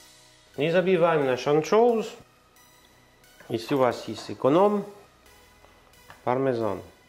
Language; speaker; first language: Russian; non-native, learner; French